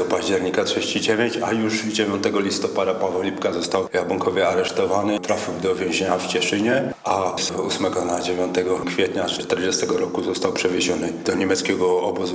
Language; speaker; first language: Polish; native; Polish